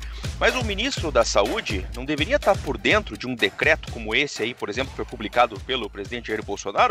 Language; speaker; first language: Portuguese; native; Portuguese